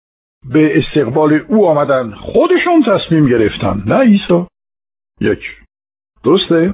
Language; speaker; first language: Persian; non-native, fluent; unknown